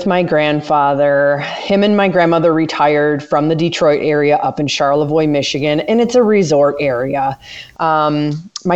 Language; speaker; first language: English; native; English